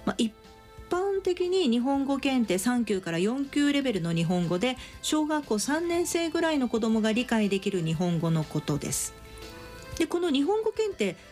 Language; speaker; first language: Japanese; native; Japanese